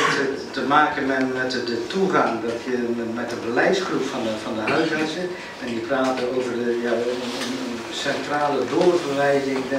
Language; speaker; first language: Dutch; native; Dutch